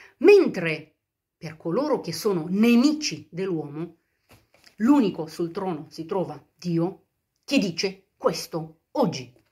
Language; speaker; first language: Italian; non-native, fluent; Romanian